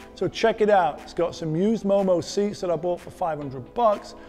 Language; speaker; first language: English; native; English